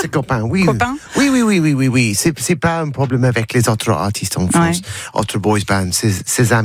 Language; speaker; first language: French; non-native, learner; English